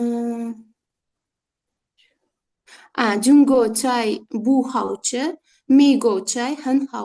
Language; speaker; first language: Chinese; non-native, learner; Uzbek